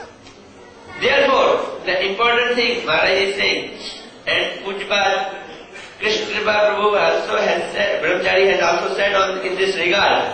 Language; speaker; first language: English; non-native, local second language; Hindi